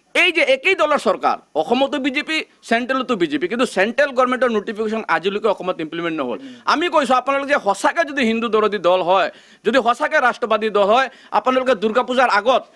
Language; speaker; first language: Assamese; non-native, local second language; Bangla